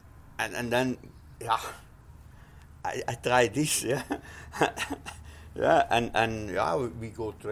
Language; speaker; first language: English; non-native, learner; Dutch